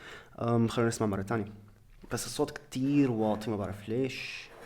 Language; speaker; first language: Arabic; native; Arabic